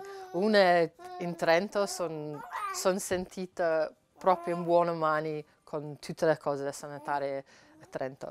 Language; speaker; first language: Italian; non-native, learner; English